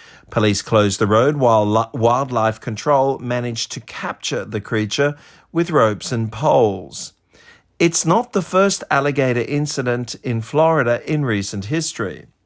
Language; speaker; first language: English; native; English